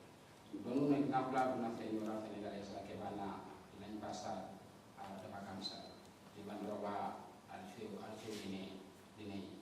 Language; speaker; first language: Catalan; non-native, fluent; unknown